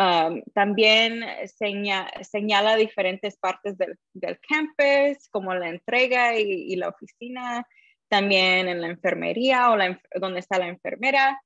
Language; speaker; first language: Spanish; early bilingual, heritage; Spanish